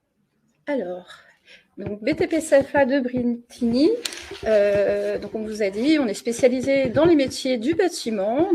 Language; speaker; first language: French; native; French